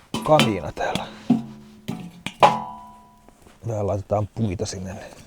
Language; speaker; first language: Finnish; native; Finnish